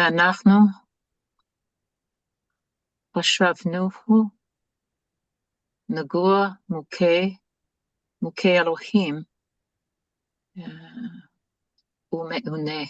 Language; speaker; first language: Hebrew; non-native, learner; English